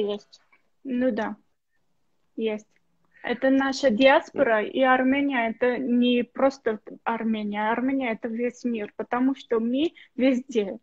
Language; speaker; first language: Russian; non-native, local second language; Armenian